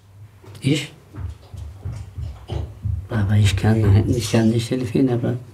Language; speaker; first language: German; non-native, learner; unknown